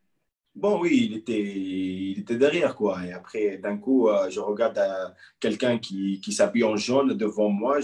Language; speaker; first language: French; non-native, local second language; Arabic